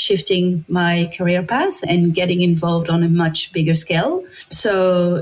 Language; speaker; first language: English; non-native, fluent; French